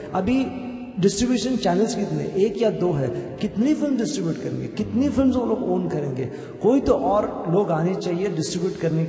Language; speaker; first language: Hindi; non-native, local second language; Marathi